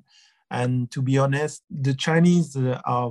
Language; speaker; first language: English; non-native, fluent; French